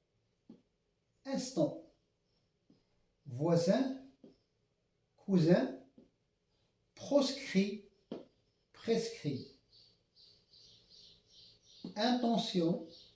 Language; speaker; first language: French; non-native, local second language; Arabic